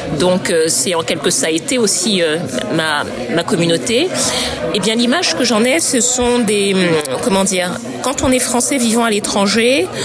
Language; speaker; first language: French; native; French